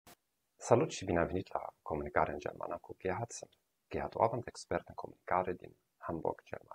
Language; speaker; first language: Romanian; non-native, fluent; German